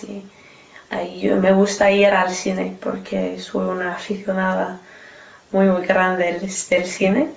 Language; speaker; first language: Spanish; non-native, learner; English